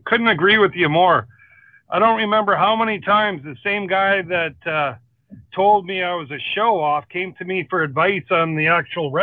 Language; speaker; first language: English; native; English